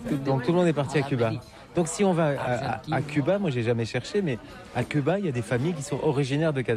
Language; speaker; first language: French; native; French